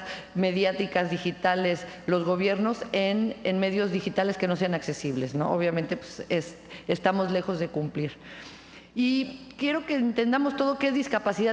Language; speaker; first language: Spanish; native; Spanish